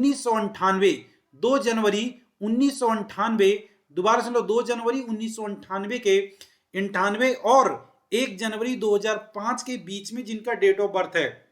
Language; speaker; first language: Hindi; native; Hindi